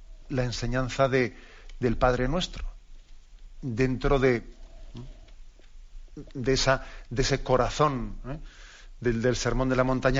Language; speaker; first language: Spanish; native; Spanish